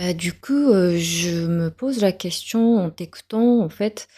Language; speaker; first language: French; non-native, fluent; Japanese